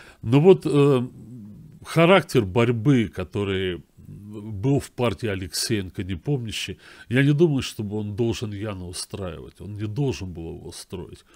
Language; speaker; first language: Russian; native; Russian